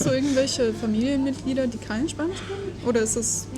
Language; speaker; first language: German; non-native, fluent; English